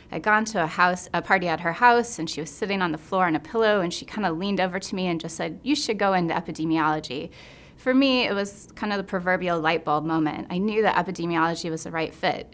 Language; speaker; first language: English; native; English